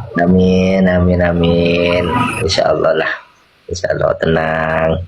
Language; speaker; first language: Indonesian; non-native, local second language; Madurese